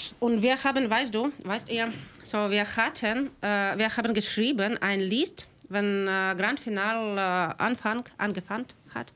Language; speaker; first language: German; non-native, learner; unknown